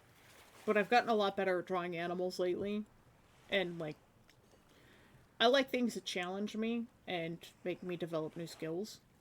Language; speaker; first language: English; native; English